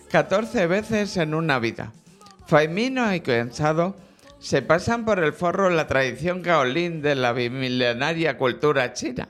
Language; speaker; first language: Spanish; native; Spanish